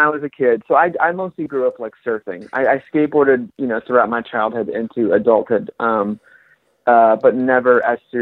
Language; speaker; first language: English; native; English